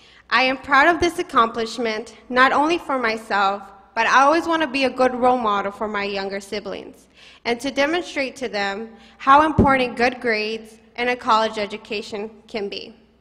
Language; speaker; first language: English; early bilingual, other home language; Spanish